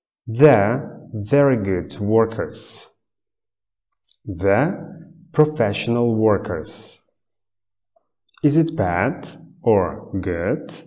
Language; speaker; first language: English; non-native, fluent; Uzbek